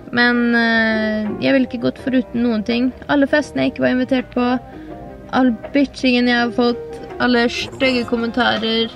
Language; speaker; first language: Norwegian; native; Norwegian